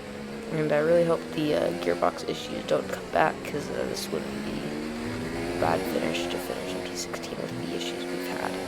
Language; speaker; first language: English; native; English